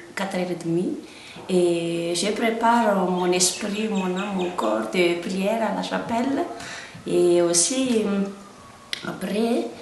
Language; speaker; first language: French; non-native, local second language; Malagasy